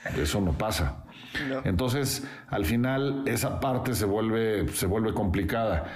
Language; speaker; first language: Spanish; native; Spanish